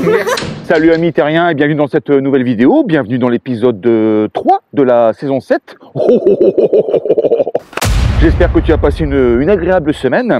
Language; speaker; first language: French; native; French